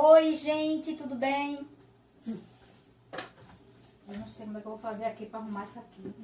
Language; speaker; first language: Portuguese; native; Portuguese